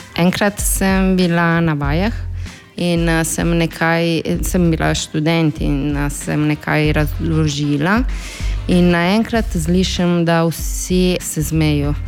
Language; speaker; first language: Slovenian; non-native, fluent; Italian